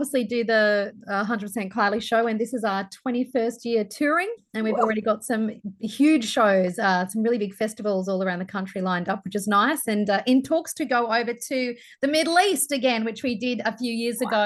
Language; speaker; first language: English; native; English